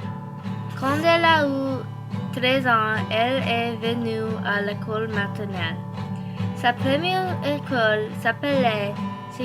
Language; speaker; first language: French; non-native, learner; English